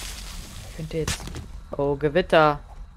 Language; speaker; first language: German; native; German